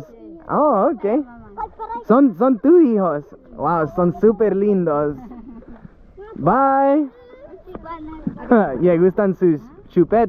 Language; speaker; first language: Spanish; early bilingual, heritage; English